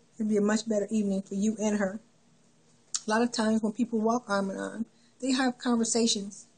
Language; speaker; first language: English; native; English